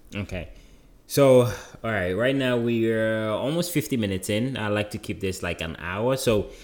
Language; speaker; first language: English; non-native, local second language; Akan